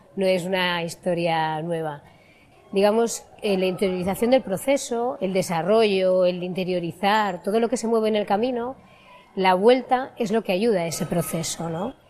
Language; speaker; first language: Spanish; native; Spanish